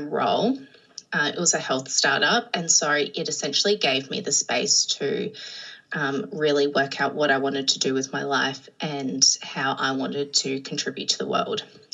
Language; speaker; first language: English; native; English